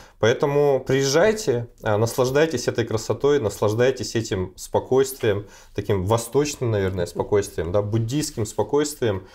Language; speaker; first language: Russian; native; Russian